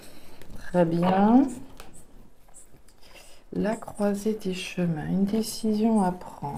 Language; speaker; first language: French; native; French